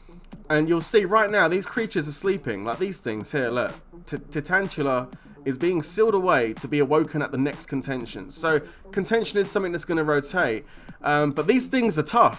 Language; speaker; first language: English; native; English